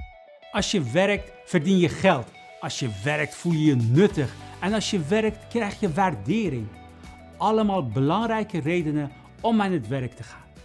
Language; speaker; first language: Dutch; non-native, fluent; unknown